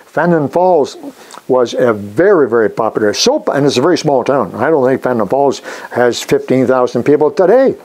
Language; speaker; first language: English; native; English